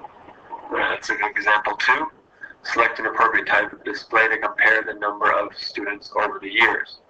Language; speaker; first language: English; native; English